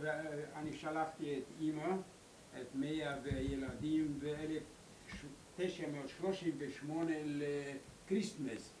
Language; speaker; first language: Hebrew; non-native, learner; German